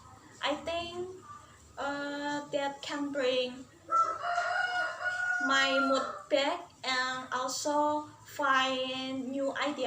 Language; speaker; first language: English; non-native, learner; Indonesian